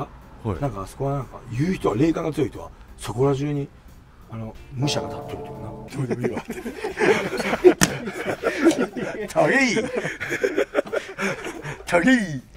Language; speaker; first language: Japanese; native; Japanese